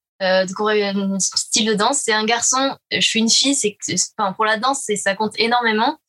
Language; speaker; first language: French; native; French